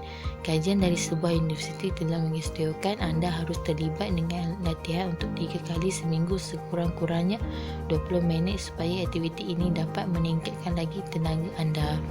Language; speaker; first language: Malay; native; Malay